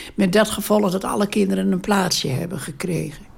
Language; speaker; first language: Dutch; native; Dutch